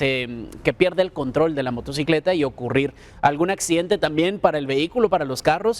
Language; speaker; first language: Spanish; native; Spanish